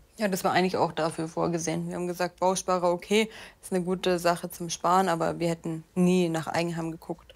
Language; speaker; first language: German; native; German